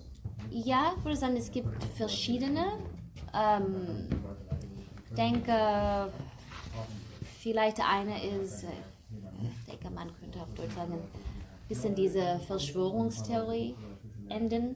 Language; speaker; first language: German; non-native, fluent; English